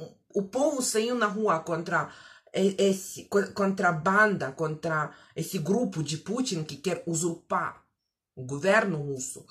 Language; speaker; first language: Portuguese; non-native, fluent; Russian